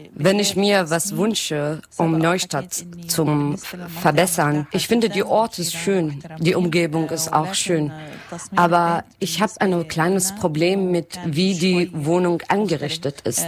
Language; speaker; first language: German; non-native, learner; Arabic